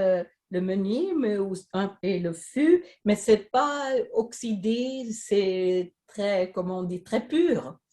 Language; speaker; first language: French; non-native, fluent; Swedish